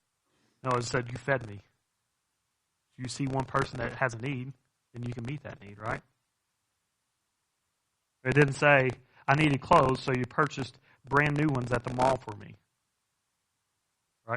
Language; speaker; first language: English; native; English